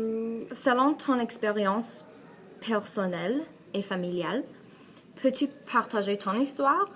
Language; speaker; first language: French; non-native, learner; Persian